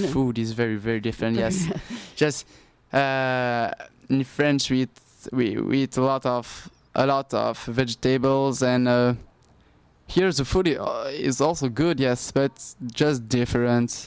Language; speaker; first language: English; non-native, learner; French